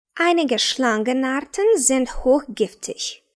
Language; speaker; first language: German; non-native, fluent; Ukrainian